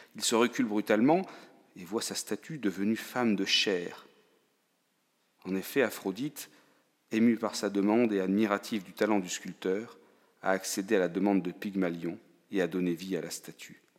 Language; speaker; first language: French; native; French